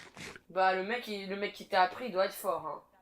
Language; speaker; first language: French; native; French